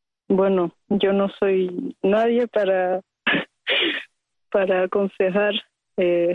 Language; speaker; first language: Spanish; early bilingual, heritage; Spanish